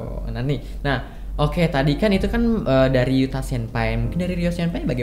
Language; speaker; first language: Indonesian; native; Indonesian